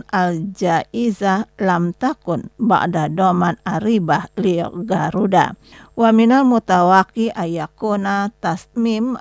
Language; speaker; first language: Arabic; non-native, fluent; Indonesian